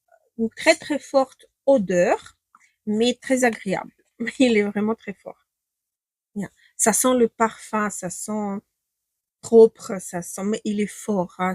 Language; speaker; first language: French; non-native, fluent; Ukrainian